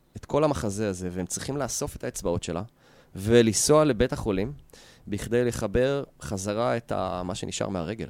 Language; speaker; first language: Hebrew; native; Hebrew